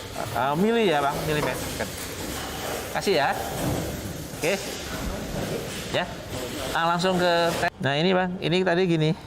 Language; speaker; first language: Indonesian; native; Indonesian